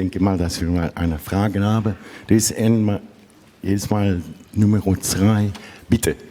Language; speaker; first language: German; non-native, fluent; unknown